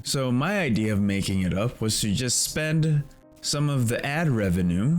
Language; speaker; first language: English; native; English